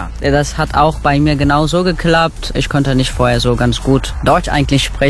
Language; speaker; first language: German; non-native, learner; Turkish